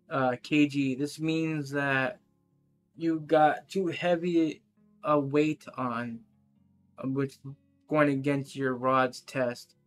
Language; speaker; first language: English; native; English